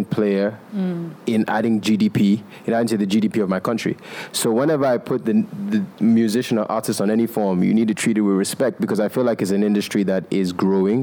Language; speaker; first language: English; non-native, local second language; Yoruba